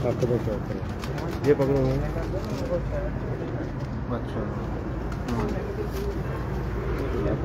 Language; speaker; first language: Hindi; non-native, local second language; Punjabi